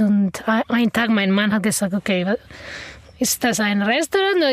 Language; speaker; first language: German; non-native, learner; Arabic